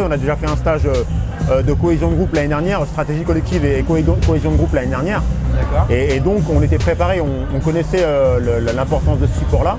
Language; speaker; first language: French; native; French